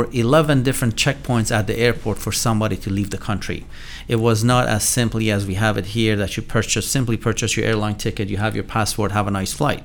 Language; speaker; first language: English; non-native, fluent; Persian